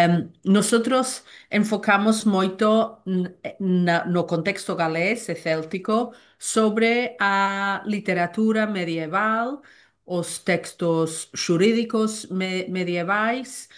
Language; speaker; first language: Portuguese; non-native, learner; Welsh